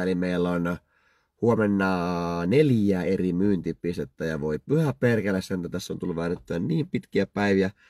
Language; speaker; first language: Finnish; native; Finnish